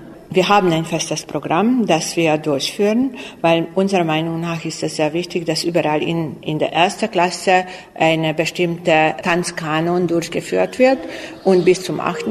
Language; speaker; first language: German; non-native, local second language; Hungarian